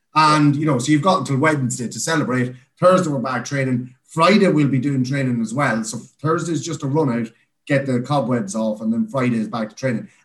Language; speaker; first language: English; native; English